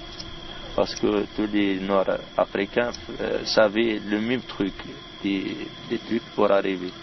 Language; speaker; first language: French; non-native, fluent; Arabic